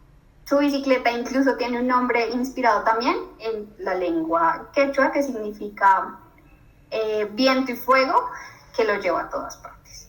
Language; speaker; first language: Spanish; native; Spanish